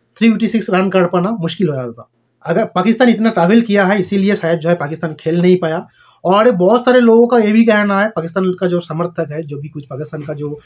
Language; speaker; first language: Hindi; non-native, local second language; Bangla